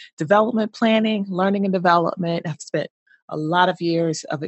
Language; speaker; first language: English; native; English